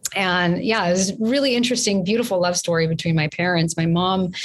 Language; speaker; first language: English; early bilingual, other home language; Spanish